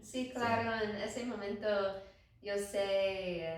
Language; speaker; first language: Spanish; non-native, learner; English